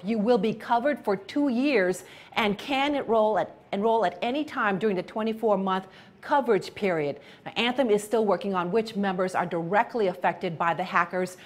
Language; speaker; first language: English; native; English